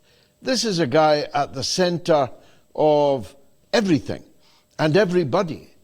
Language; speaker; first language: English; native; English